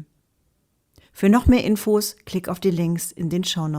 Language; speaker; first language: German; native; German